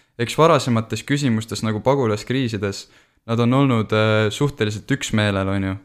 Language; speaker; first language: Estonian; native; Estonian